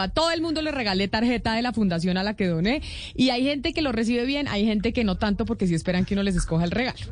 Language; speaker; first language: Spanish; native; Spanish